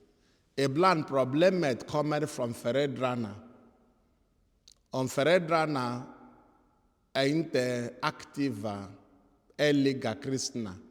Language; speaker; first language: Swedish; non-native, fluent; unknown